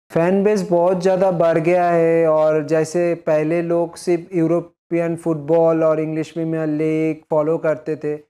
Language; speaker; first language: Hindi; non-native, local second language; Bangla